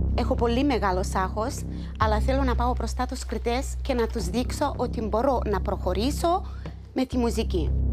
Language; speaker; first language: Greek; non-native, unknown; Romanian